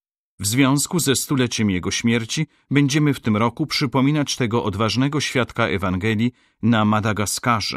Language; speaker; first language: Polish; native; Polish